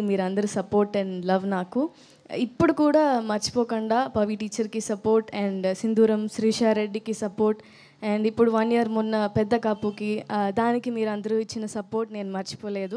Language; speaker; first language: Telugu; non-native, learner; Tamil